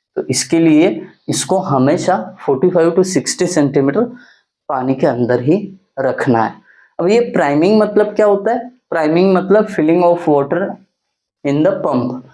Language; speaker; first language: Hindi; non-native, local second language; Marathi